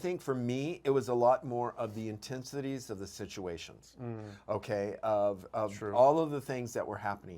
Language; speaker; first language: English; native; English